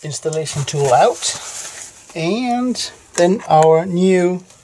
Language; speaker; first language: English; non-native, fluent; Danish